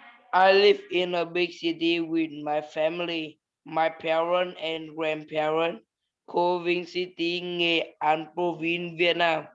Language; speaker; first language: English; non-native, learner; Vietnamese